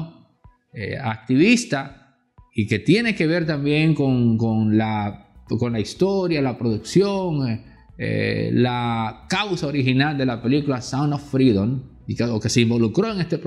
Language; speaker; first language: Spanish; native; Spanish